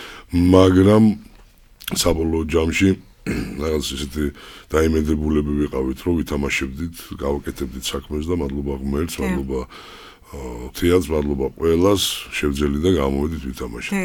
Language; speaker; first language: Georgian; native; Georgian